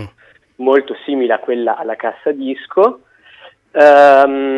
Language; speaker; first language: Italian; native; Italian